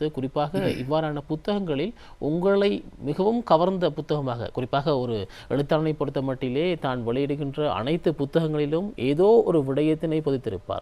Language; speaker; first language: Tamil; native; Tamil